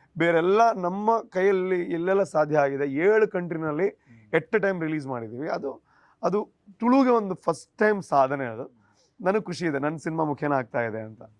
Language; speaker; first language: Kannada; non-native, local second language; Tulu